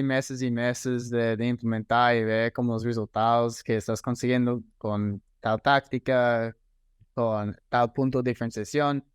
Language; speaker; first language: Spanish; non-native, fluent; English